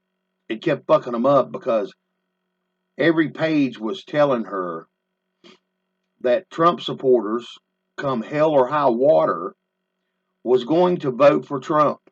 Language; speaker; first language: English; native; English